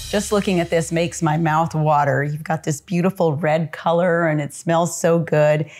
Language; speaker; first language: English; native; English